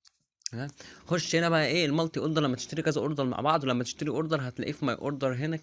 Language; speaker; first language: Arabic; native; Arabic